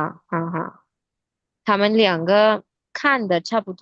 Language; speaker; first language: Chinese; non-native, fluent; Hindi